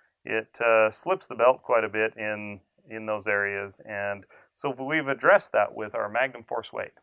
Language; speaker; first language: English; native; English